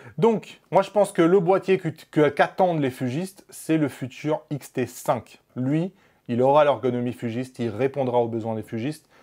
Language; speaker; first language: French; native; French